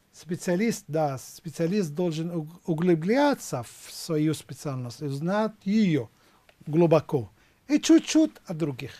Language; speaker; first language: Russian; non-native, fluent; Arabic